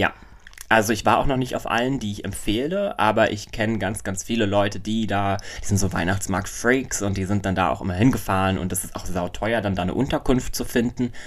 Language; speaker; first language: German; native; German